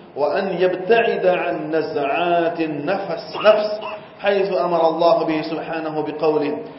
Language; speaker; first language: Arabic; non-native, fluent; Gujarati